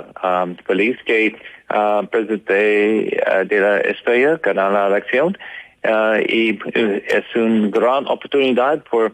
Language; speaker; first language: Spanish; non-native, learner; English